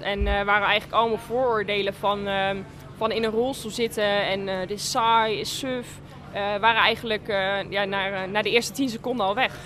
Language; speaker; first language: Dutch; native; Dutch